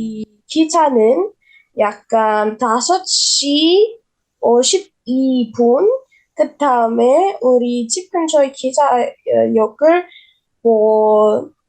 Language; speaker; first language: Korean; non-native, learner; Indonesian